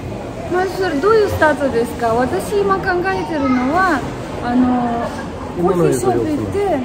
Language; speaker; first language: Japanese; non-native, fluent; Romanian